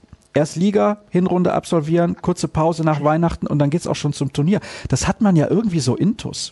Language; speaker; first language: German; native; German